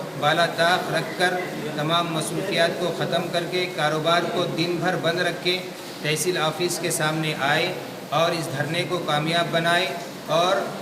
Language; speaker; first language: Urdu; native; Urdu